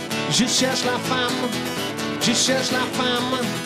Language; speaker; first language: French; non-native, fluent; English